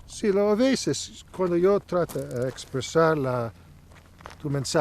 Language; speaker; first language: Spanish; non-native, learner; English